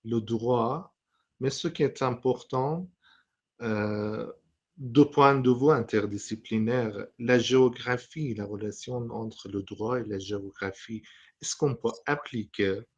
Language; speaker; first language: French; non-native, fluent; Persian